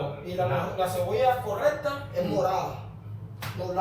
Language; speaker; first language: Spanish; native; Spanish